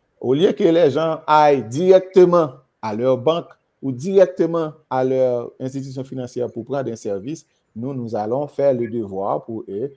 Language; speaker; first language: French; non-native, local second language; Haitian Creole